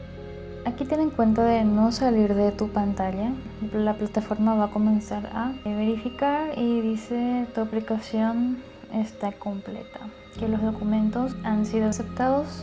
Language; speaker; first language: Spanish; native; Spanish